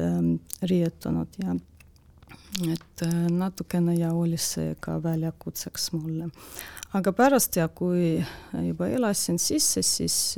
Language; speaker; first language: Estonian; non-native, local second language; Russian